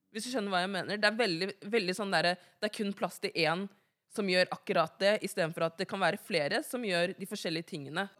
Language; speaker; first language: Norwegian; early bilingual, other home language; Wolof